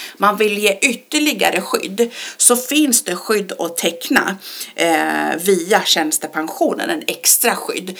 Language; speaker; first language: Swedish; early bilingual, other home language; Persian